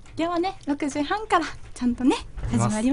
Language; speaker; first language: Japanese; native; Japanese